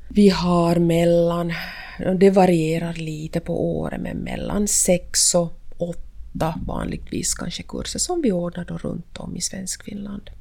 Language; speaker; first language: Swedish; native; Swedish